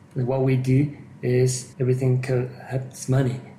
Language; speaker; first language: English; non-native, fluent; Japanese